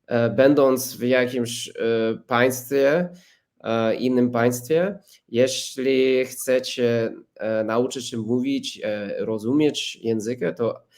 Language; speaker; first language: Polish; non-native, fluent; English